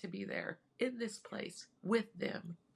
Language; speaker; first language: English; native; English